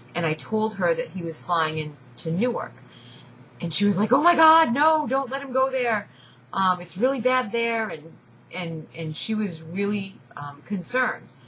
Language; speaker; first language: English; native; English